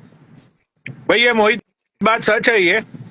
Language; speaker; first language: Hindi; native; Hindi